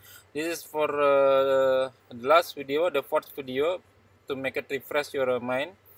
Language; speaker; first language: English; non-native, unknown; Indonesian